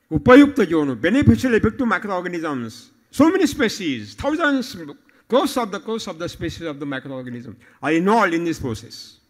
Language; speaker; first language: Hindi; non-native, local second language; Marathi